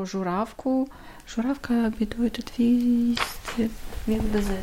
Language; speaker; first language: German; non-native, learner; Ukrainian